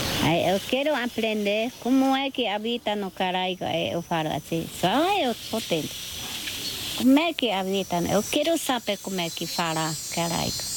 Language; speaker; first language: Portuguese; non-native, learner; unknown